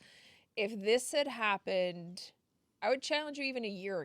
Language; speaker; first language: English; native; English